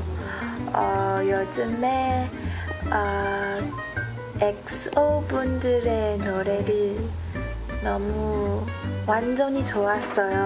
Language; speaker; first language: Korean; non-native, learner; Chinese